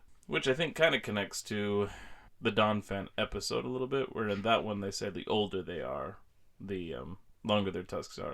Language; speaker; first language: English; native; English